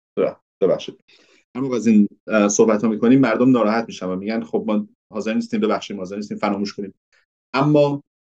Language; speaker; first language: Persian; early bilingual, heritage; Persian